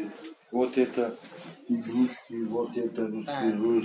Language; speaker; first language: Russian; non-native, learner; Bulgarian